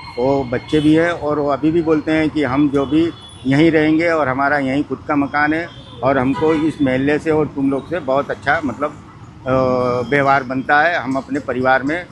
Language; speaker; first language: Hindi; native; Hindi